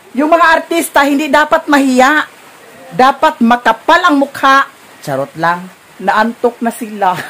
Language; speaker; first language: Filipino; non-native, local second language; Cebuano